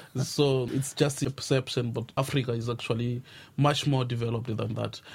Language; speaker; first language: English; non-native, local second language; Tsonga